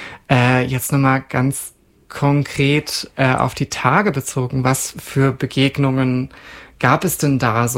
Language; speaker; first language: German; native; German